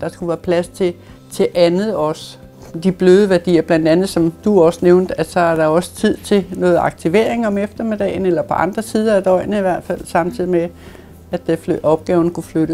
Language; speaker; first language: Danish; native; Danish